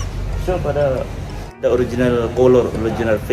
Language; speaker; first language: Arabic; non-native, learner; Filipino